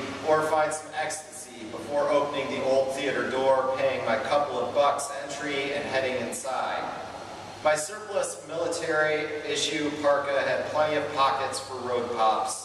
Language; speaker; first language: English; native; English